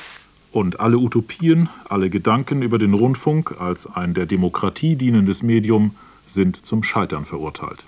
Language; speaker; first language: German; native; German